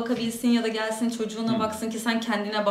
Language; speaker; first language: Turkish; native; Turkish